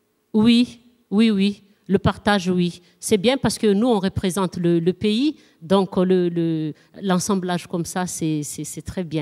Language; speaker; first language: French; non-native, local second language; Malagasy